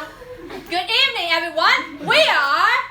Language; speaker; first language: English; non-native, fluent; Vietnamese